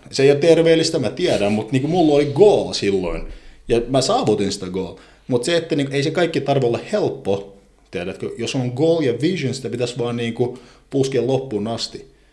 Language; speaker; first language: Finnish; non-native, fluent; Azerbaijani